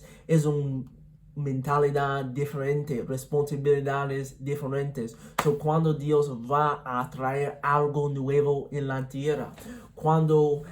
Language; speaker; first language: Spanish; non-native, learner; English